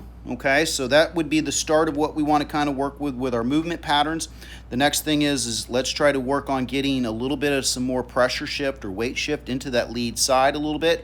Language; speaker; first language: English; native; English